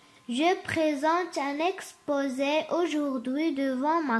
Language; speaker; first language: French; non-native, learner; Arabic